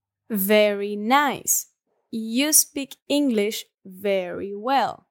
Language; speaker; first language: English; non-native, learner; Spanish